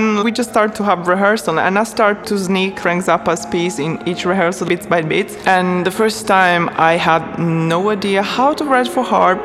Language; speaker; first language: English; non-native, fluent; Italian